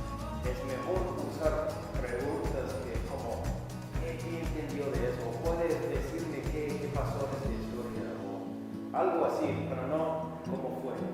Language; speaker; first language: Spanish; non-native, fluent; English